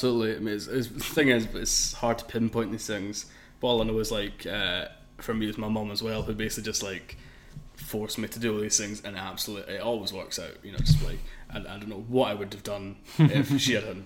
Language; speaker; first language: English; native; English